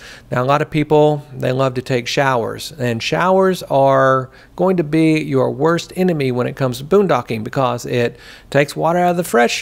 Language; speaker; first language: English; native; English